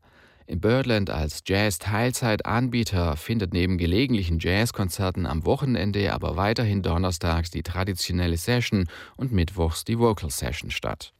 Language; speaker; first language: German; native; German